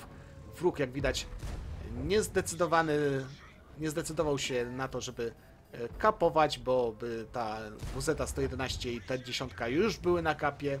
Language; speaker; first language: Polish; native; Polish